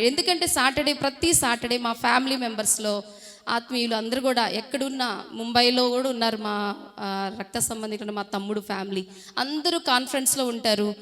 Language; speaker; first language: Telugu; non-native, fluent; Hindi